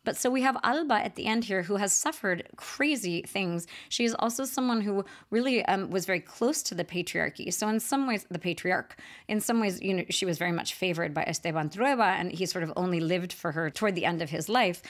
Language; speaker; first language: English; native; English